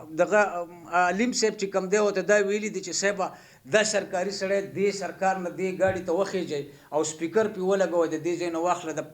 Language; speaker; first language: Pashto; non-native, local second language; Gujari